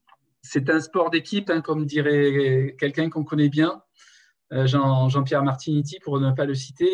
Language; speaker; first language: French; native; French